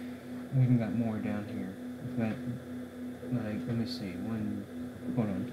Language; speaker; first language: English; native; English